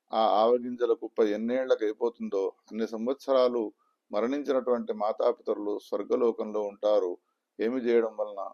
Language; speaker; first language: Telugu; native; Telugu